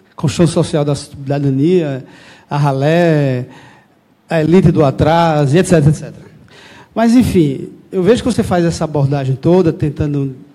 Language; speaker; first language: Portuguese; native; Portuguese